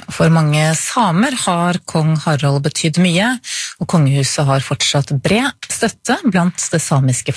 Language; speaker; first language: Norwegian; native; Norwegian